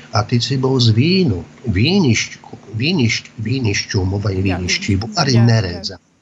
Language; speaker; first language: Latvian; non-native, fluent; Polish